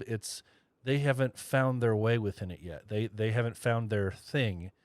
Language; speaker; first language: English; native; English